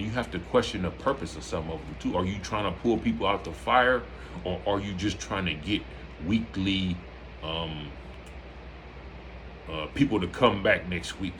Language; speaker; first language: English; native; English